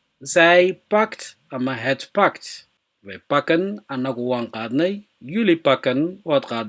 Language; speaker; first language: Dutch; non-native, fluent; Somali